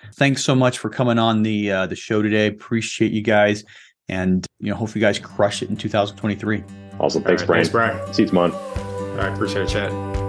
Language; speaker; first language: English; native; English